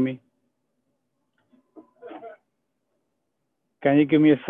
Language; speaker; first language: English; non-native, local second language; Sinhala